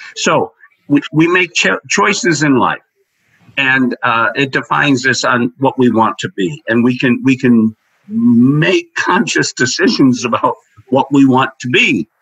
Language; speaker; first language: English; native; English